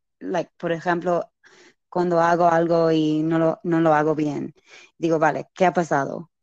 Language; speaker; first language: Spanish; non-native, learner; English